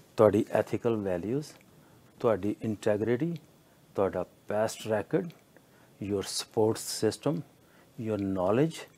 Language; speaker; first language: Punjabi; native; Punjabi